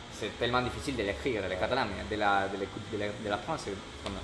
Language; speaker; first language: French; non-native, learner; Spanish